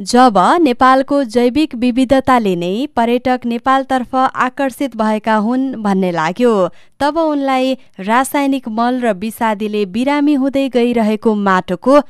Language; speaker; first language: Nepali; native; Nepali